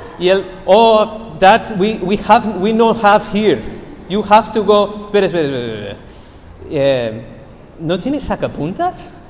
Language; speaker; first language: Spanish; non-native, fluent; English